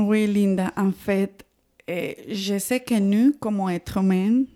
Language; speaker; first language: French; non-native, fluent; Spanish